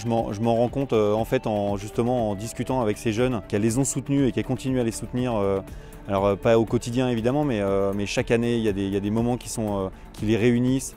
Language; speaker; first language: French; native; French